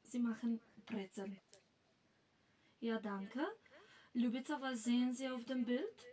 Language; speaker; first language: German; non-native, fluent; Macedonian